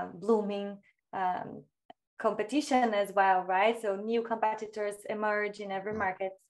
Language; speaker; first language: English; non-native, fluent; Portuguese